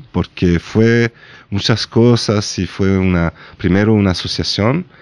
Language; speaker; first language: Spanish; non-native, fluent; French